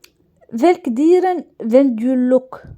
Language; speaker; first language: Dutch; non-native, learner; Arabic